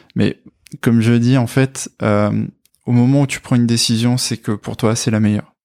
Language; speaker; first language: French; native; French